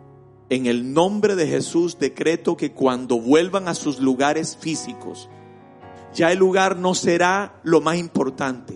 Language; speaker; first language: Spanish; native; Spanish